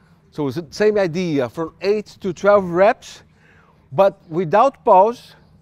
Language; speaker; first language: English; non-native, fluent; Portuguese